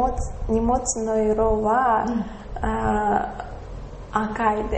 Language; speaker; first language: Japanese; non-native, learner; Russian